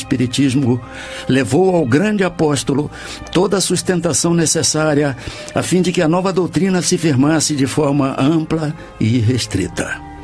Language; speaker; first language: Portuguese; native; Portuguese